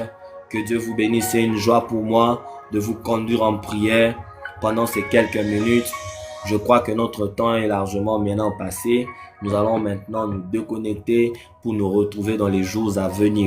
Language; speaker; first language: French; non-native, local second language; Lingala